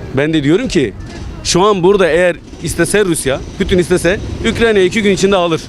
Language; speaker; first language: Turkish; native; Turkish